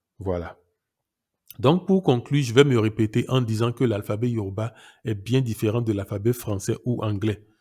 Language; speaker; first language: French; non-native, local second language; Yoruba